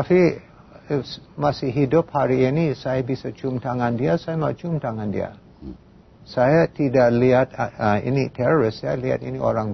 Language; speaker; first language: Indonesian; non-native, fluent; English